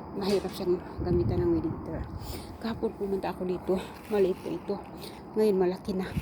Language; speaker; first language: Filipino; non-native, local second language; Cebuano